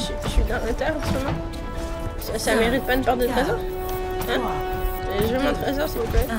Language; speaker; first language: French; native; French